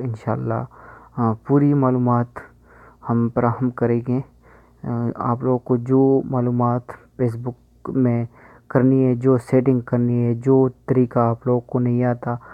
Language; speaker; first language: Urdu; non-native, local second language; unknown